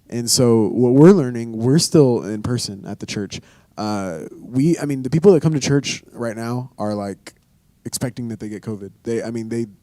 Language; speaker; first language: English; native; English